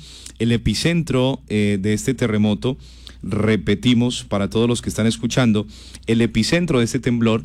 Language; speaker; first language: Spanish; native; Spanish